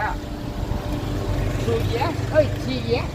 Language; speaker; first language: English; non-native, learner; Thai